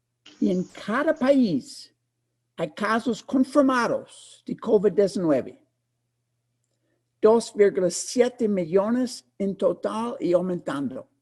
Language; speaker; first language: Spanish; non-native, fluent; English